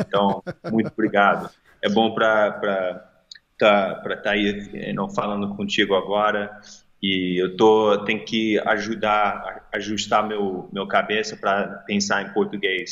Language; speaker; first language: Portuguese; early bilingual, heritage; English